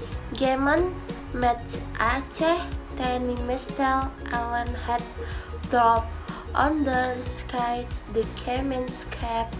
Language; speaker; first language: Dutch; non-native, learner; Indonesian